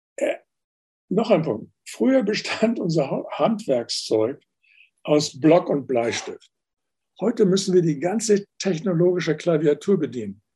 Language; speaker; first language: German; native; German